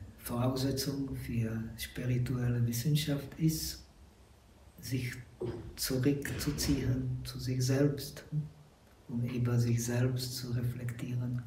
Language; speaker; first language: German; non-native, fluent; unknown